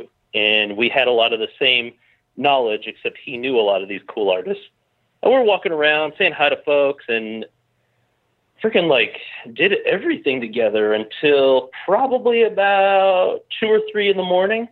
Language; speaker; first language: English; native; English